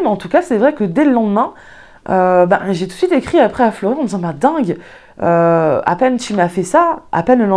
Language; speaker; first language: French; native; French